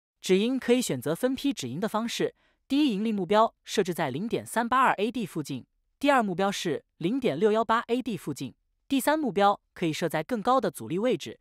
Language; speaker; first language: Chinese; native; Chinese